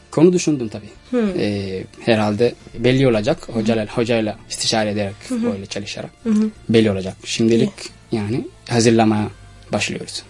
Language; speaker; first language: Turkish; non-native, fluent; Somali